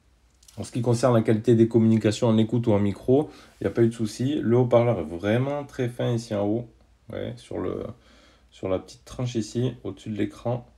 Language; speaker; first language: French; native; French